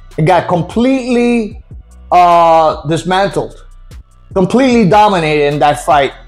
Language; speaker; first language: English; non-native, fluent; Spanish